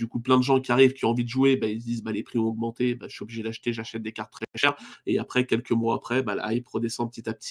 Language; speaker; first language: French; native; French